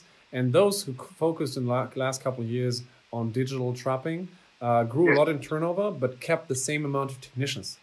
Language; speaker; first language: English; non-native, fluent; German